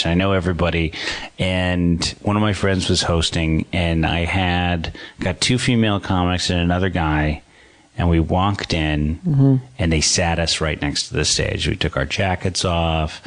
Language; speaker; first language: English; native; English